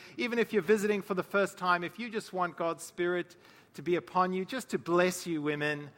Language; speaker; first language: English; native; English